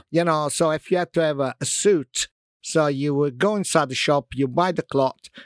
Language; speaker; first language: English; non-native, fluent; Italian